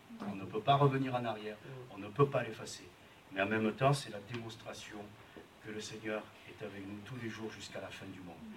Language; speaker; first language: French; native; French